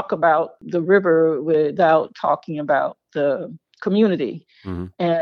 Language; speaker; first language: English; native; English